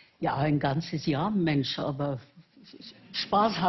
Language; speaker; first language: German; non-native, fluent; Norwegian